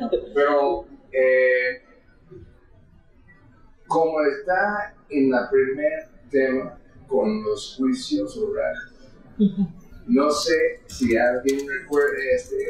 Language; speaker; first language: Spanish; non-native, fluent; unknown